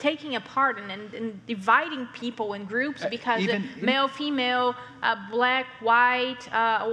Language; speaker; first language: English; non-native, fluent; Portuguese